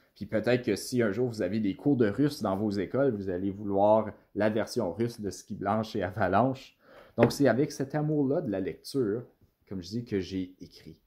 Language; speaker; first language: French; native; French